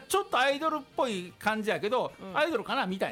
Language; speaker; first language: Japanese; native; Japanese